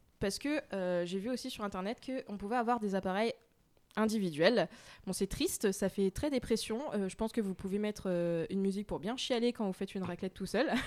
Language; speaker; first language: French; native; French